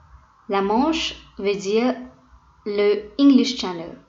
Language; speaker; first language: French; non-native, fluent; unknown